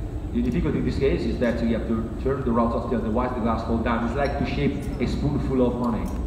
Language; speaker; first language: English; non-native, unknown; Italian